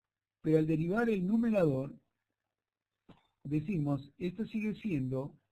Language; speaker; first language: Spanish; native; Spanish